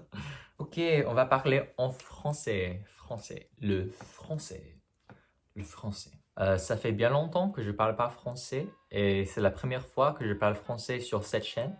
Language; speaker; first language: French; non-native, fluent; English